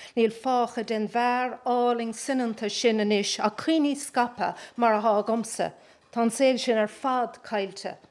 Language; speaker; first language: Irish; native; Irish